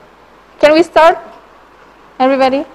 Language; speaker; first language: English; non-native, learner; Indonesian